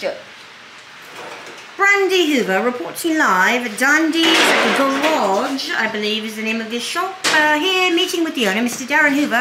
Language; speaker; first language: English; native; English